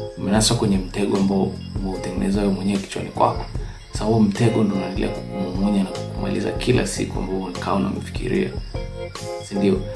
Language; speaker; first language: Swahili; native; Swahili